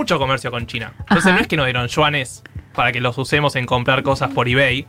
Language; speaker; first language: Spanish; native; Spanish